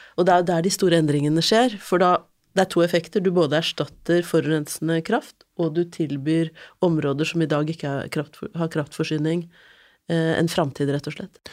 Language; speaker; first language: Norwegian; native; Norwegian